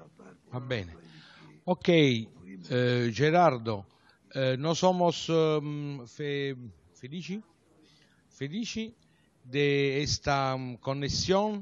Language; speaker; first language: Spanish; non-native, learner; Italian